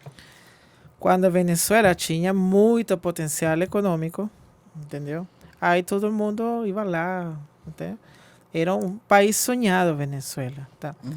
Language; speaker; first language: Portuguese; non-native, fluent; Spanish